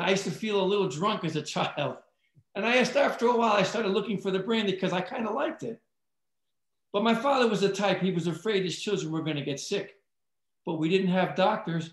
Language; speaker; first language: English; early bilingual, other home language; Italian